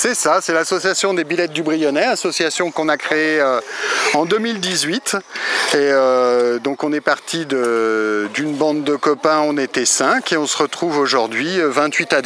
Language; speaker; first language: French; native; French